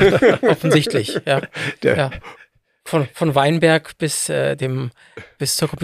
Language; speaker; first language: German; native; German